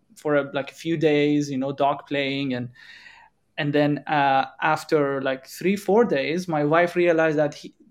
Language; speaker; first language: English; non-native, fluent; Persian